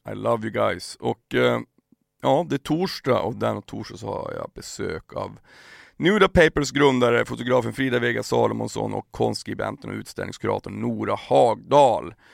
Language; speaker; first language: Swedish; native; Swedish